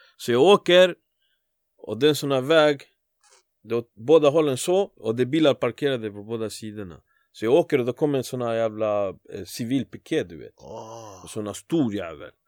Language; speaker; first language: Swedish; early bilingual, other home language; Spanish